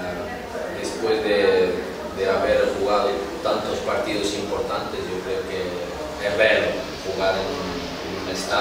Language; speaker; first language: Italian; non-native, learner; Portuguese